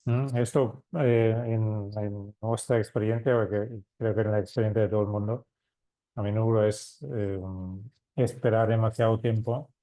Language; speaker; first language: Spanish; non-native, fluent; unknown